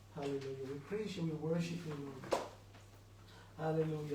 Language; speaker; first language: English; non-native, local second language; Filipino